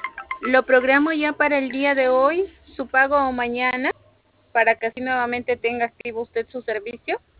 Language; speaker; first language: Spanish; native; Spanish